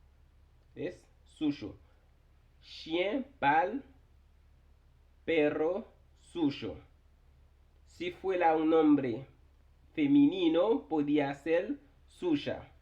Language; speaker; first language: Spanish; non-native, fluent; Haitian Creole